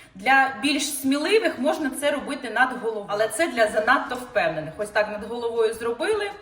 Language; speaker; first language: Ukrainian; non-native, local second language; Russian